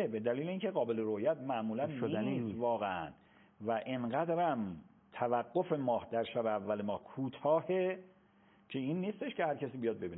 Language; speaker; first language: Persian; native; Persian